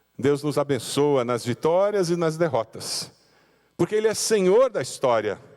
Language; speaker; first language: Portuguese; native; Portuguese